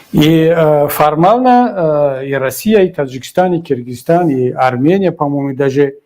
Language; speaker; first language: Russian; non-native, local second language; Tajik